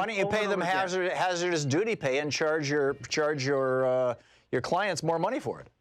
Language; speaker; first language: English; native; English